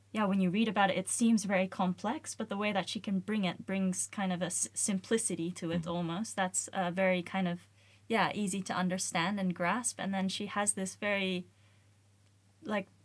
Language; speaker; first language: English; native; English